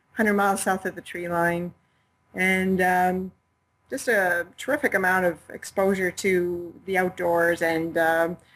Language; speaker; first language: English; native; English